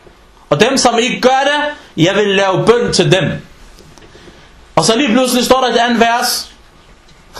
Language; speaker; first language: Danish; non-native, fluent; Arabic